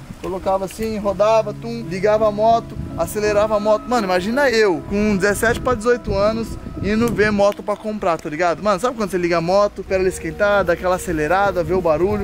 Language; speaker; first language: Portuguese; native; Portuguese